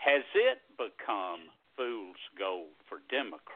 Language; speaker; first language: English; native; English